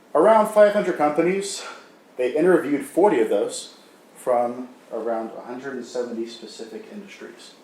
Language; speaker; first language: English; native; English